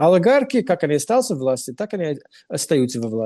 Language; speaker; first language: Russian; non-native, fluent; English